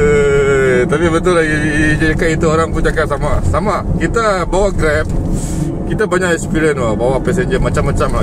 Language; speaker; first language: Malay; non-native, local second language; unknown